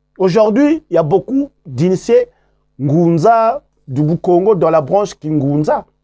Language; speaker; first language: French; non-native, local second language; Kongo